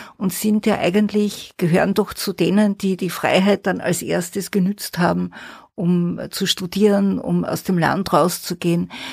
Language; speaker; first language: German; native; German